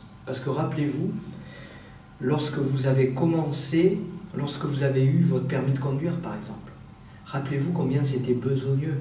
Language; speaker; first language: French; native; French